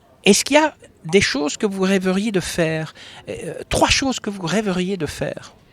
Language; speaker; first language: French; native; French